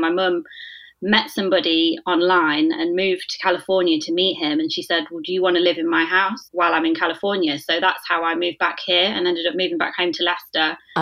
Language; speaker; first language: English; native; English